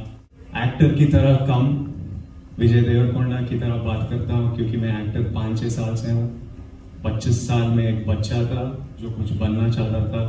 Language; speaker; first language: Hindi; non-native, local second language; Telugu